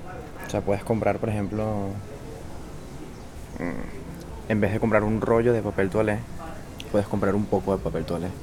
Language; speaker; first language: Spanish; native; Spanish